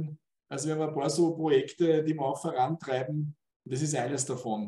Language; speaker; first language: German; native; German